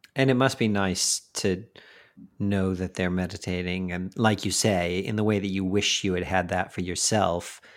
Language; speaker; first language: English; native; English